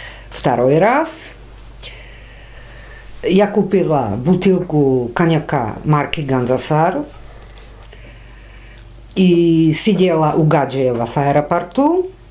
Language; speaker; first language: Russian; non-native, fluent; Czech